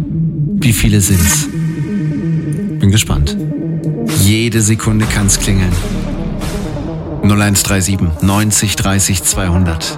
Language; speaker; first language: German; native; German